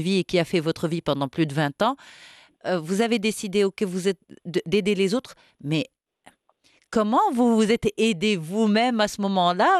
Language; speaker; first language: French; non-native, local second language; Arabic